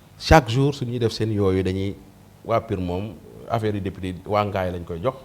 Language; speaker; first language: Wolof; native; Wolof